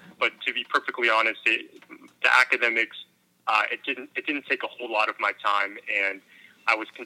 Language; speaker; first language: English; native; English